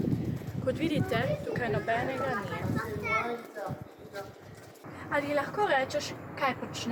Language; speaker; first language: Slovenian; early bilingual, heritage; Slovenian